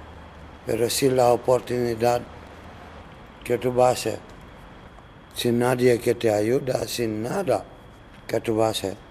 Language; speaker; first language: Spanish; non-native, learner; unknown